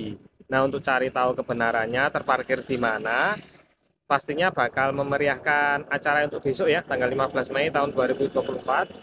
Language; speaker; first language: Indonesian; native; Indonesian